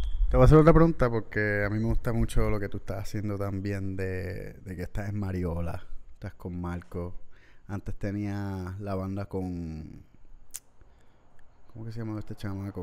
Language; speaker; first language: Spanish; early bilingual, heritage; Spanish